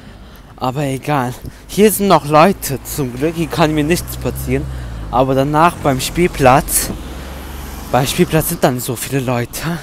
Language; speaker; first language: German; early bilingual, other home language; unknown